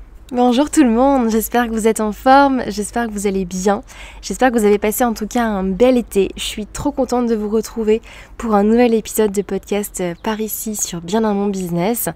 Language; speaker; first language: French; native; French